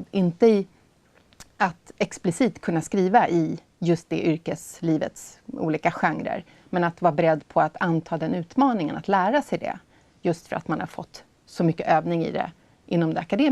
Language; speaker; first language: Swedish; native; Swedish